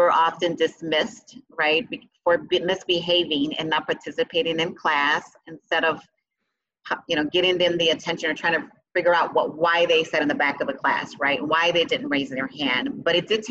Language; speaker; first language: English; early bilingual, other home language; Spanish